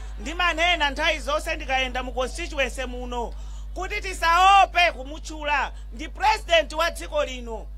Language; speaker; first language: Nyanja; non-native, local second language; Yao